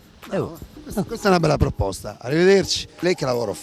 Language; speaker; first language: Italian; native; Italian